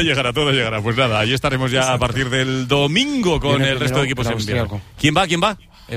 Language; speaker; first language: Spanish; native; Spanish